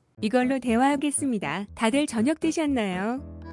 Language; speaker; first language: Korean; native; Korean